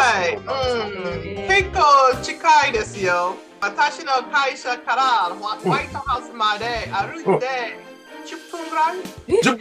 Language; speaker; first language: Japanese; non-native, fluent; English